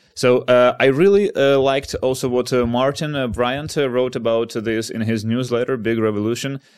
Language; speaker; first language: English; non-native, fluent; Ukrainian